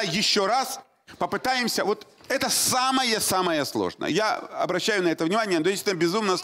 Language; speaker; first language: Russian; native; Russian